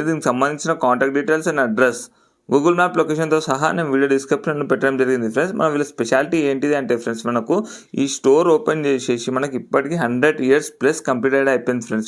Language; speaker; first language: Telugu; native; Telugu